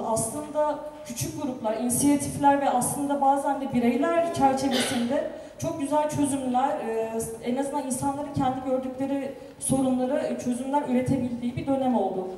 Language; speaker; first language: Turkish; native; Turkish